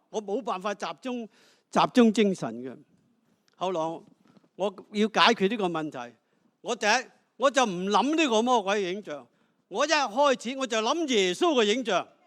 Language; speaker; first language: Cantonese; native; Cantonese